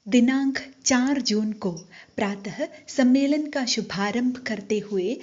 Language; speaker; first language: Hindi; non-native, local second language; Malayalam